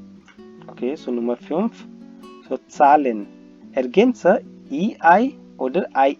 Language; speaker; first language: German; non-native, learner; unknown